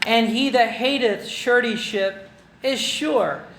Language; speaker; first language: English; non-native, local second language; Filipino